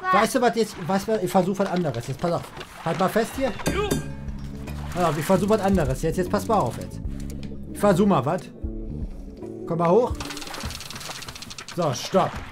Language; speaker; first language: German; native; German